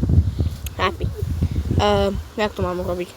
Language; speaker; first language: Polish; non-native, learner; Slovak